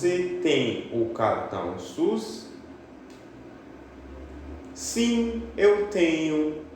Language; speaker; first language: Portuguese; non-native, fluent; Haitian Creole